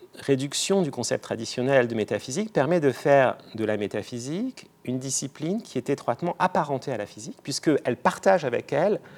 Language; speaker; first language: French; native; French